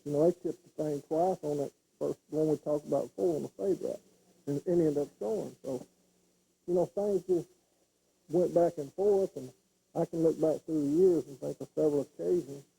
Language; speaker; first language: English; native; English